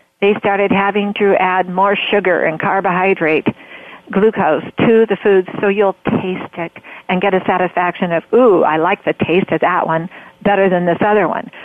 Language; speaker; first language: English; native; English